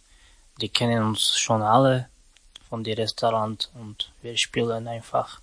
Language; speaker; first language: German; non-native, learner; Romany